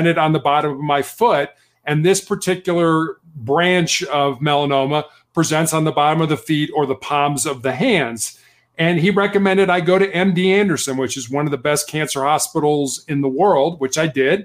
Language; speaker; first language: English; native; English